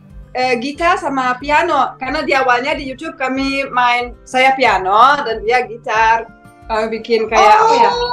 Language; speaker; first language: Indonesian; non-native, fluent; German